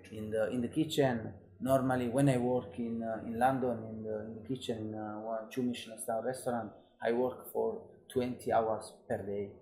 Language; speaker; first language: English; non-native, learner; Italian